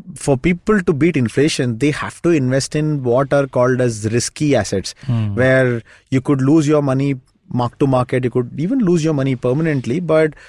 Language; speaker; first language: English; non-native, local second language; Kannada